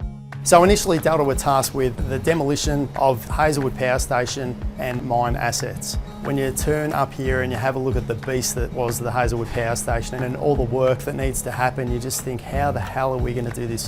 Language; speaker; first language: English; native; English